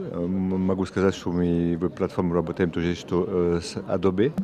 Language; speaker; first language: Russian; non-native, learner; French